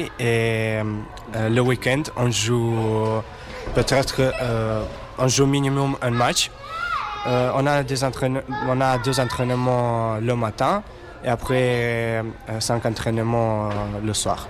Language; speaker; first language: French; non-native, learner; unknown